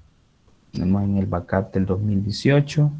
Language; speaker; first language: Spanish; native; Spanish